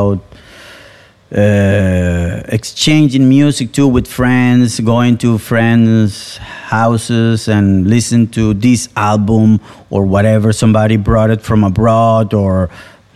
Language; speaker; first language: English; non-native, fluent; Spanish